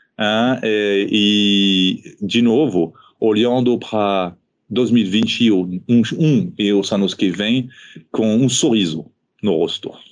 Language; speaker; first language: Portuguese; non-native, fluent; French